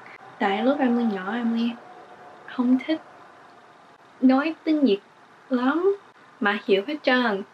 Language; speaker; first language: Vietnamese; early bilingual, heritage; English